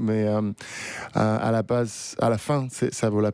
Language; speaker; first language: French; non-native, fluent; English